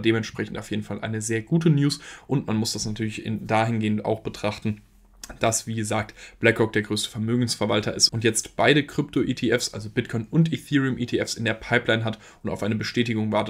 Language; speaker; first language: German; native; German